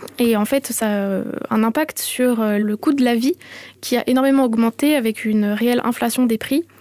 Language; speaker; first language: French; native; French